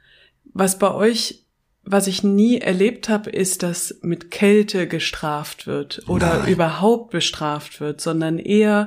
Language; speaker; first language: German; native; German